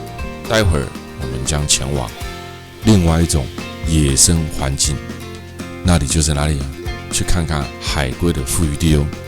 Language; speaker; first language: Chinese; native; Chinese